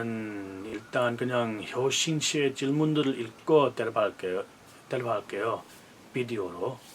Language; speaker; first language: Korean; non-native, fluent; English